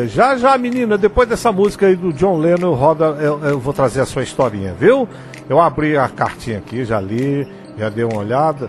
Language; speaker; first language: Portuguese; native; Portuguese